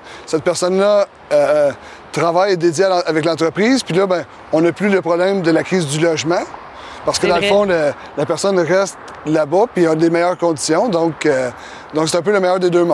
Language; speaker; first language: French; native; French